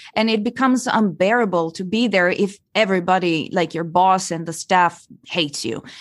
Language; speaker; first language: English; non-native, fluent; Italian